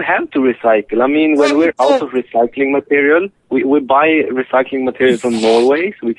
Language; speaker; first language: English; non-native, fluent; Swedish